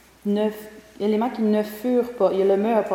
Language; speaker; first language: French; native; French